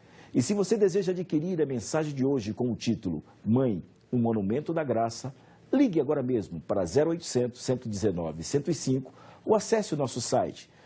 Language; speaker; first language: Portuguese; native; Portuguese